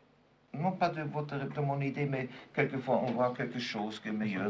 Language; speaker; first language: French; non-native, fluent; German